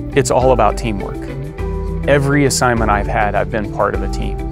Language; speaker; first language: English; native; English